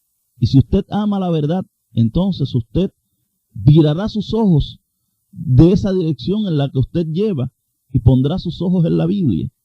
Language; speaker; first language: Spanish; native; Spanish